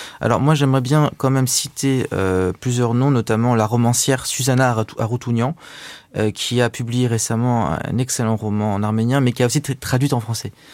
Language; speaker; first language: French; native; French